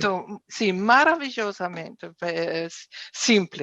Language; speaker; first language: Portuguese; non-native, fluent; German